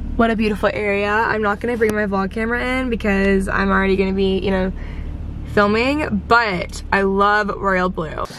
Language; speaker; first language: English; native; English